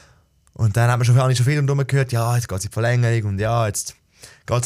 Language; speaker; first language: German; native; German